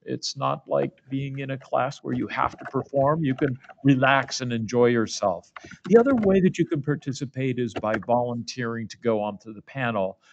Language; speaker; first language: English; native; English